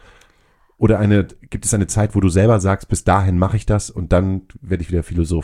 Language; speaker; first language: German; native; German